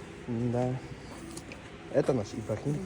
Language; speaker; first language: Russian; non-native, local second language; Uzbek